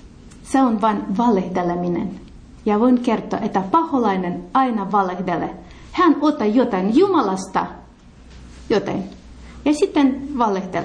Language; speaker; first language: Finnish; non-native, learner; Russian